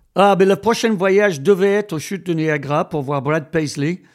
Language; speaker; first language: French; non-native, fluent; English